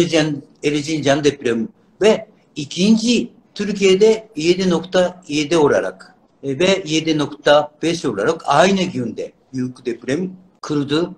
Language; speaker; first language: Turkish; non-native, learner; Japanese